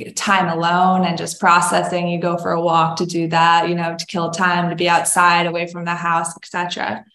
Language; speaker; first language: English; native; English